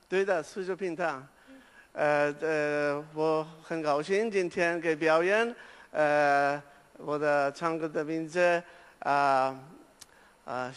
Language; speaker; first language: Chinese; non-native, learner; Persian